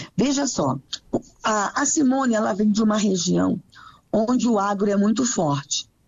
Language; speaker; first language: Portuguese; native; Portuguese